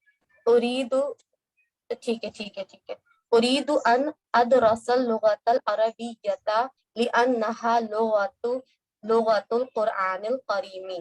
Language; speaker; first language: Arabic; non-native, learner; Urdu